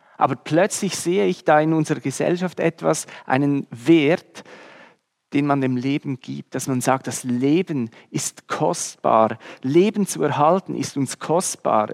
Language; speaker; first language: German; native; German